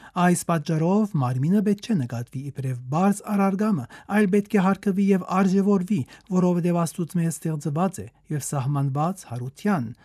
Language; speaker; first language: Armenian; native; Armenian